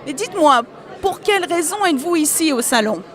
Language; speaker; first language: French; non-native, fluent; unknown